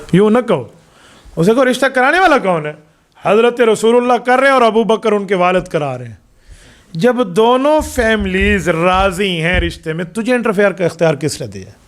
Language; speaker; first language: Urdu; non-native, local second language; Punjabi